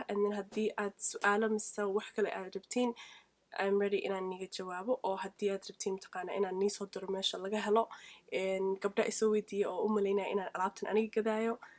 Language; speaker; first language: Somali; early bilingual, heritage; Somali